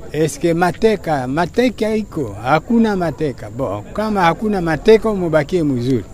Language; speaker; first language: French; non-native, local second language; Swahili